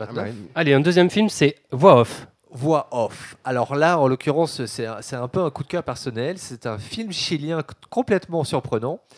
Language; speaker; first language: French; native; French